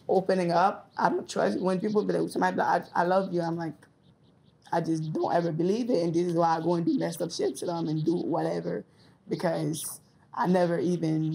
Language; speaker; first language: English; early bilingual, other home language; Haitian Creole